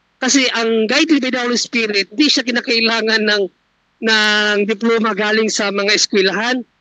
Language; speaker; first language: Filipino; non-native, local second language; Cebuano